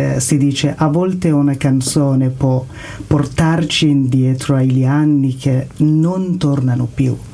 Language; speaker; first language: Italian; non-native, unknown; Persian